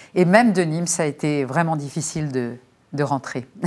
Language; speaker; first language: French; native; French